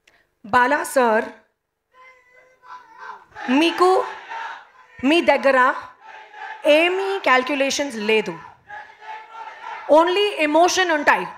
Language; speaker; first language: Telugu; non-native, learner; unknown